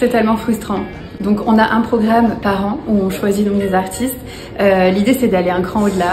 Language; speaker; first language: French; native; French